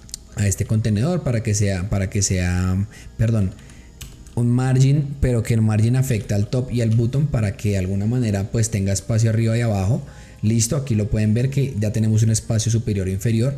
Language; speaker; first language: Spanish; native; Spanish